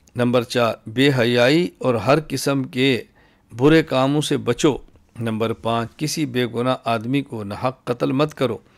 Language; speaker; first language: Urdu; native; Urdu